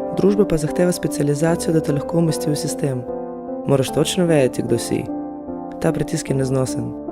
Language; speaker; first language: Slovenian; early bilingual, other home language; Russian